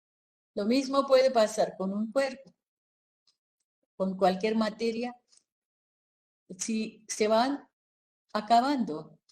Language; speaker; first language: Spanish; non-native, fluent; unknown